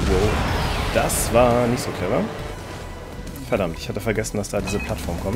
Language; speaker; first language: German; native; German